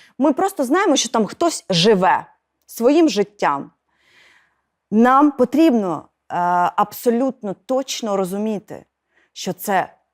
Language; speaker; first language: Ukrainian; non-native, local second language; Russian